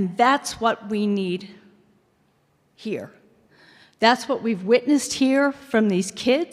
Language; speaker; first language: English; early bilingual, other home language; Finnish